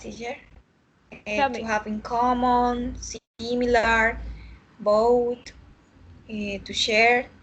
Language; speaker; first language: English; non-native, learner; Spanish